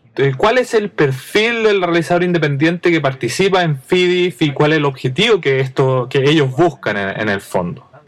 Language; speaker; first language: Spanish; native; Spanish